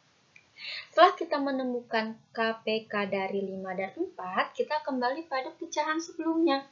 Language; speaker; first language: Indonesian; native; Indonesian